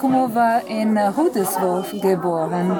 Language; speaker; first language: German; non-native, learner; Italian